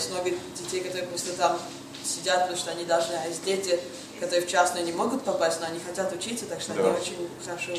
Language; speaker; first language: Russian; early bilingual, heritage; Russian